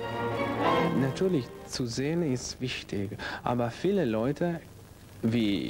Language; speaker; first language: German; non-native, learner; Italian